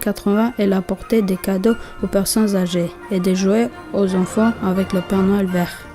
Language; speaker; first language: French; non-native, learner; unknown